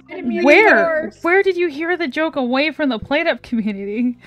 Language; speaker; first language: English; native; English